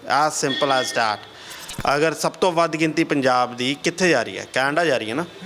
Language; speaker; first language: Punjabi; early bilingual, heritage; Punjabi